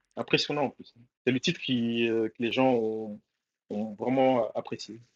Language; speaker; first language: French; early bilingual, other home language; Comorian